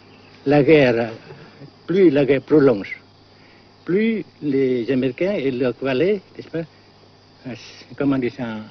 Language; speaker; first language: French; non-native, local second language; Vietnamese